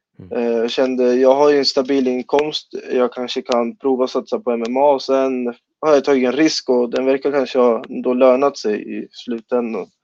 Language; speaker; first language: Swedish; early bilingual, other home language; Spanish